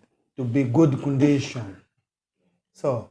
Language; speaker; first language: English; non-native, learner; Portuguese